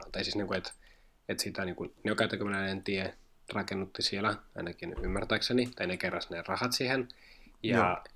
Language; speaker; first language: Finnish; non-native, fluent; Spanish